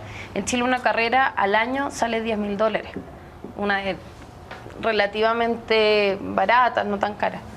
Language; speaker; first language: Spanish; native; Spanish